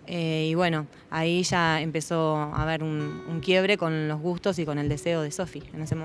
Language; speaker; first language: Spanish; native; Spanish